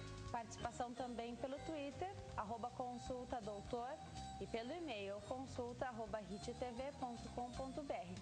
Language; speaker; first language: Portuguese; native; Portuguese